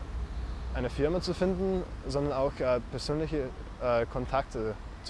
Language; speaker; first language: German; non-native, fluent; English